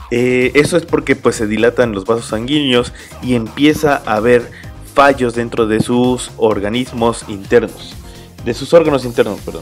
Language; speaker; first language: Spanish; native; Spanish